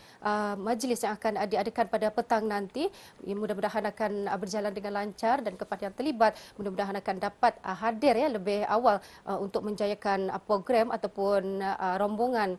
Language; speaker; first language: Malay; native; Malay